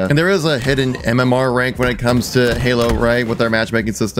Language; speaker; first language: English; native; English